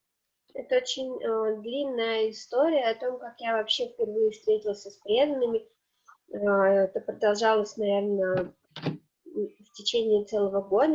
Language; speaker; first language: Russian; native; Russian